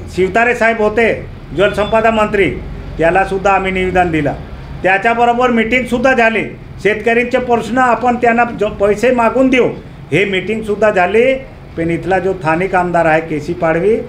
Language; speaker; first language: Marathi; non-native, local second language; Bhili